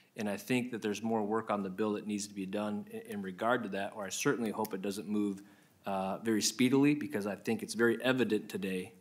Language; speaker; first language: English; native; English